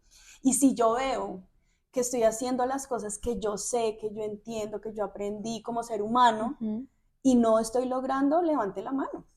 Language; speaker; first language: Spanish; native; Spanish